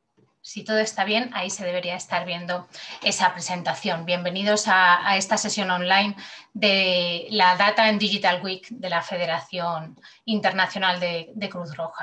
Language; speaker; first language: Spanish; native; Spanish